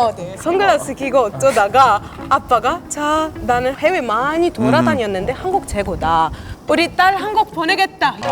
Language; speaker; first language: Korean; non-native, fluent; Arabic